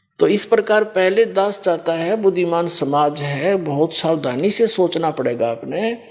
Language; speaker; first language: Hindi; native; Hindi